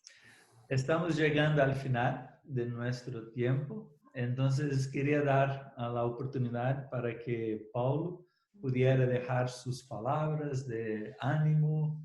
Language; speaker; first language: Spanish; non-native, fluent; Portuguese